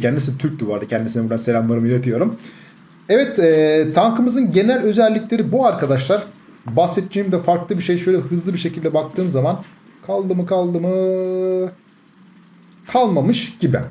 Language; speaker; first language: Turkish; native; Turkish